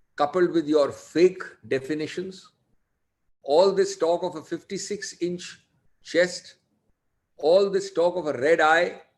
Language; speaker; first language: English; non-native, local second language; Hindi